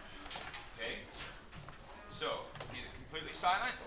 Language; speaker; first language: English; native; English